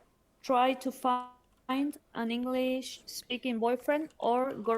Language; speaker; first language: English; non-native, learner; Spanish